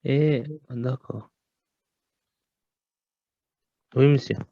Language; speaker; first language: French; non-native, learner; Arabic